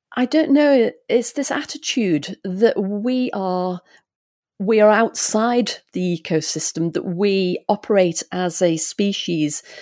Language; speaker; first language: English; native; English